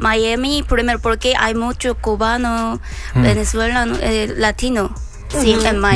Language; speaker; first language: Spanish; non-native, learner; Korean